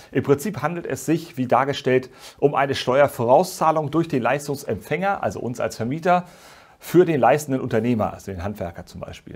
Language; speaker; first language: German; native; German